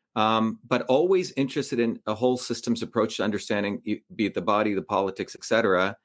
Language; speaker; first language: English; early bilingual, other home language; Tamil